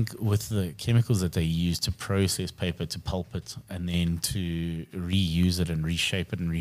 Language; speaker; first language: English; native; English